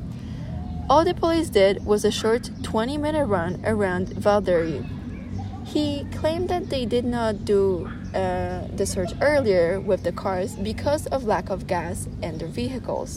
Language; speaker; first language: English; non-native, fluent; Polish